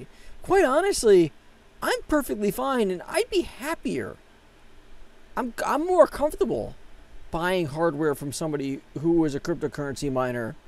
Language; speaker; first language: English; native; English